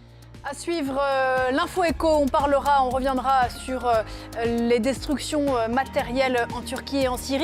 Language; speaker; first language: French; native; French